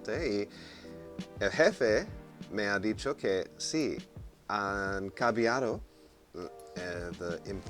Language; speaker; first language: Spanish; non-native, fluent; English